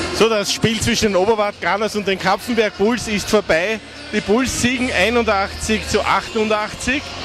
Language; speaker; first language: German; native; German